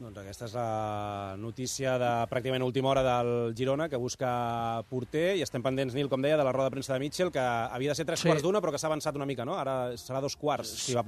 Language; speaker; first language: Catalan; native; Catalan